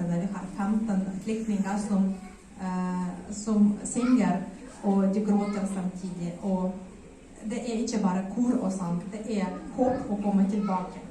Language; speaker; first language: Swedish; non-native, fluent; Ukrainian